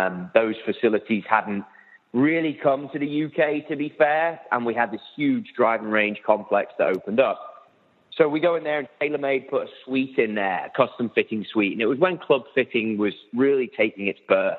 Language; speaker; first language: English; native; English